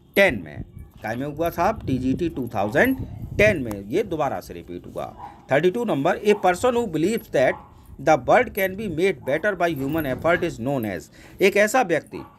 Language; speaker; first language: Hindi; native; Hindi